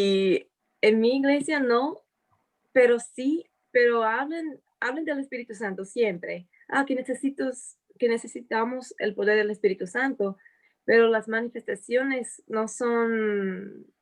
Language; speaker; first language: Spanish; non-native, fluent; English